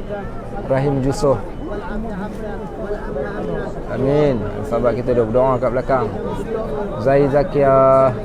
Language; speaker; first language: Malay; native; Malay